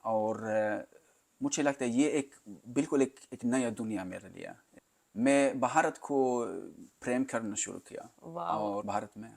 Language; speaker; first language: Hindi; non-native, learner; Swedish